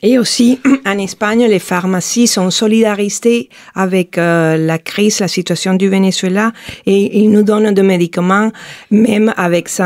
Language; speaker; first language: French; non-native, fluent; Spanish